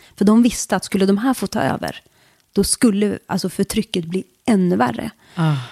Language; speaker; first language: Swedish; early bilingual, other home language; Kurdish